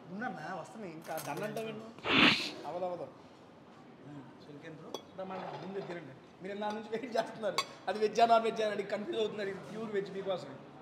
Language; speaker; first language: Telugu; native; Telugu